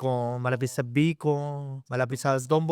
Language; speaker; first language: Filipino; non-native, learner; Japanese